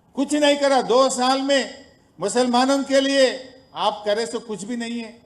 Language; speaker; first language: Hindi; non-native, local second language; Telugu